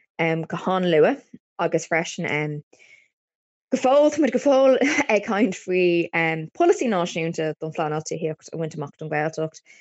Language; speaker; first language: Irish; non-native, local second language; English